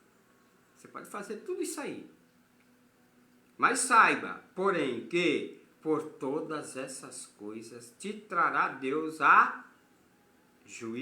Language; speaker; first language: Portuguese; native; Portuguese